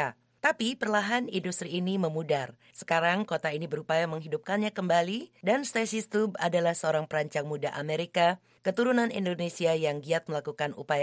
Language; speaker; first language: Indonesian; native; Indonesian